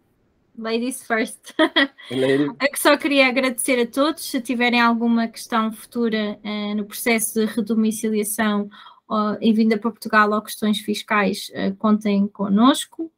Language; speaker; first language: Portuguese; native; Portuguese